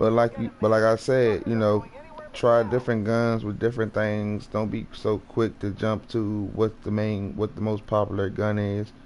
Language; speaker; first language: English; native; English